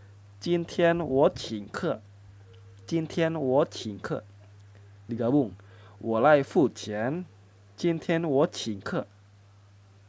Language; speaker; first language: Chinese; non-native, fluent; Indonesian